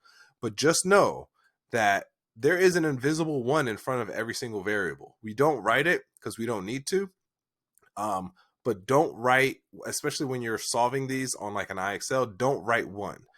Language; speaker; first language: English; native; English